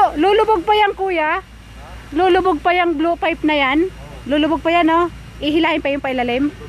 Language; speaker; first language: Filipino; non-native, local second language; Bikol